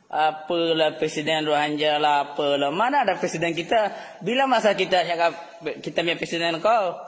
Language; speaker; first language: Malay; non-native, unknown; Rohingya